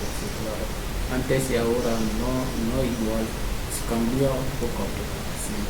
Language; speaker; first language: Spanish; non-native, learner; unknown